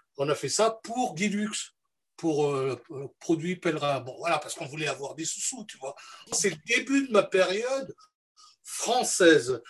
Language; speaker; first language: French; non-native, local second language; Malagasy